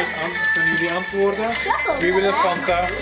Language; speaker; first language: Dutch; native; Dutch